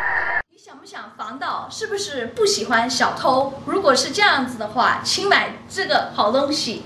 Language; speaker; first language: Chinese; non-native, learner; English